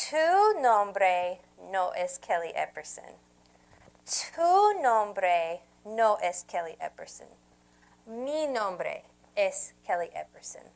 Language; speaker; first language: Spanish; non-native, fluent; English